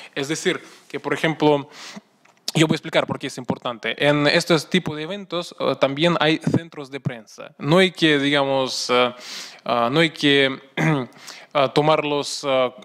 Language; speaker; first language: Spanish; non-native, fluent; Russian